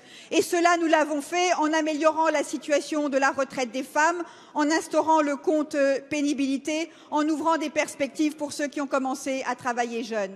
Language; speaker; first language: French; native; French